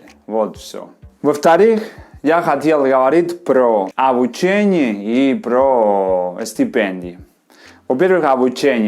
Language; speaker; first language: Russian; non-native, fluent; Spanish